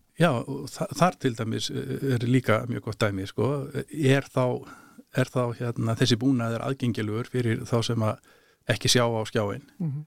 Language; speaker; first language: Icelandic; native; Icelandic